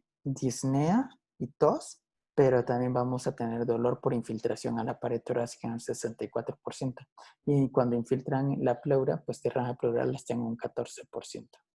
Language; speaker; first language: Spanish; native; Spanish